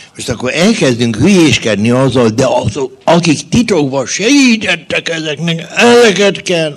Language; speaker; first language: Hungarian; native; Hungarian